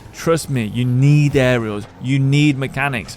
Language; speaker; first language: English; native; English